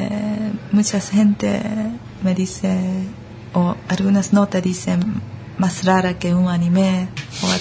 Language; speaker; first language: Spanish; early bilingual, other home language; Japanese